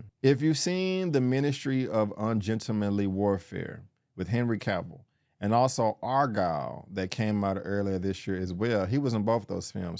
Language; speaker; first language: English; native; English